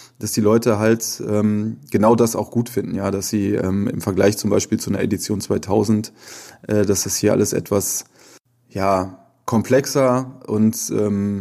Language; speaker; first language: German; native; German